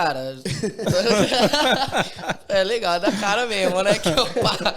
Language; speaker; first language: Portuguese; native; Portuguese